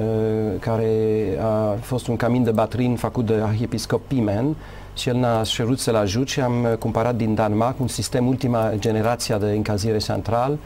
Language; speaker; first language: Romanian; non-native, learner; English